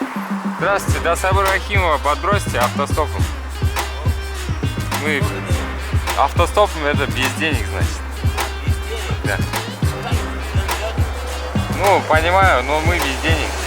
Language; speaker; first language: Russian; non-native, local second language; Kazakh